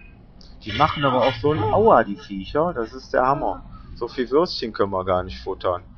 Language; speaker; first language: German; native; German